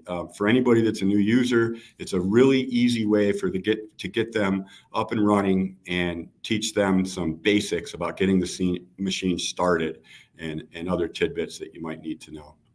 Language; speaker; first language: English; native; English